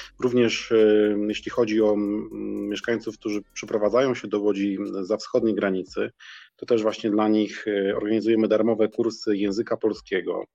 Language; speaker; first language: Polish; native; Polish